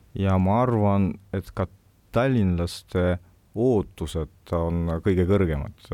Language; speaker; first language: Estonian; non-native, local second language; Russian